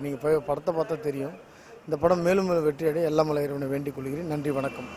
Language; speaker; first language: Tamil; native; Tamil